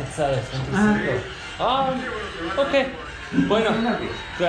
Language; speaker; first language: Spanish; non-native, learner; English